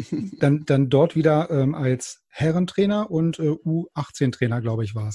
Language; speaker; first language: German; native; German